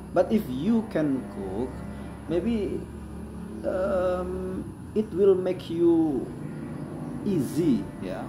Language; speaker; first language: English; non-native, learner; Indonesian